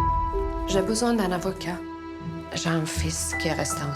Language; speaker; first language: French; non-native, fluent; Arabic